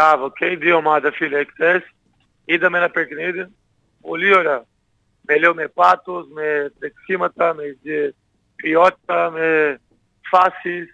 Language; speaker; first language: Greek; non-native, learner; Portuguese